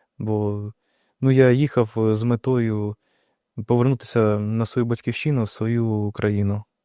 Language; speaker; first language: Ukrainian; non-native, local second language; Russian